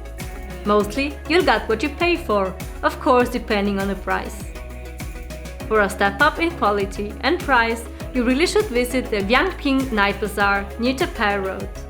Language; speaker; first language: English; non-native, fluent; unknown